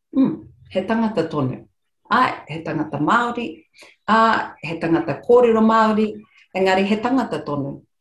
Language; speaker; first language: Māori; non-native, local second language; English